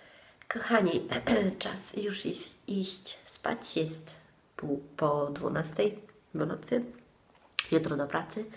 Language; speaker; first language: Polish; non-native, fluent; Italian